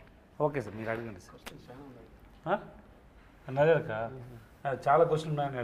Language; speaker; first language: Telugu; non-native, learner; Tamil